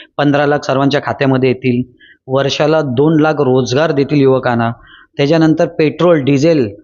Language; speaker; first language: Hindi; non-native, local second language; Marathi